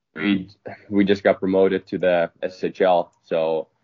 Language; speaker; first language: English; non-native, fluent; Finnish